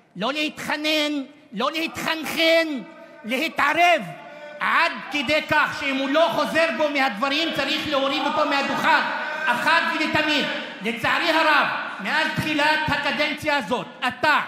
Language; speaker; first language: Hebrew; non-native, local second language; Arabic